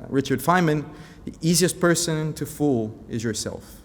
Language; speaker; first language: English; non-native, fluent; Portuguese